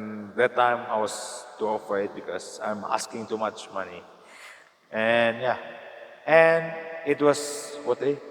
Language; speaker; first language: English; non-native, learner; Indonesian